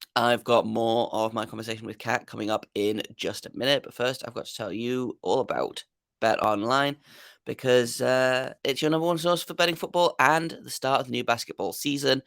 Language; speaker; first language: English; native; English